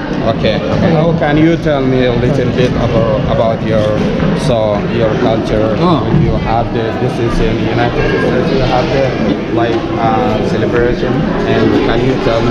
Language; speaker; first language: English; non-native, learner; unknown